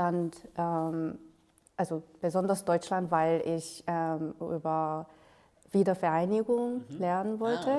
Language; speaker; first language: German; non-native, fluent; Korean